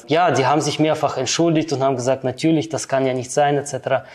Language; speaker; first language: German; non-native, fluent; Russian